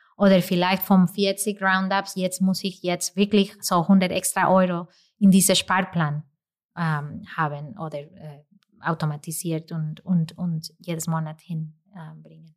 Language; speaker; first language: German; non-native, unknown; Spanish